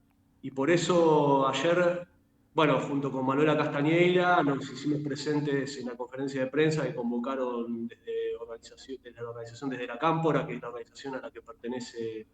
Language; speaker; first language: Spanish; native; Spanish